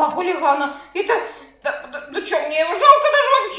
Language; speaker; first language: Russian; native; Russian